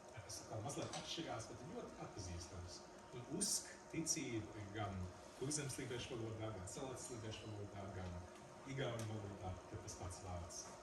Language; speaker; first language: Latvian; early bilingual, heritage; English